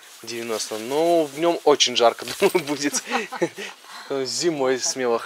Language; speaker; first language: Russian; native; Russian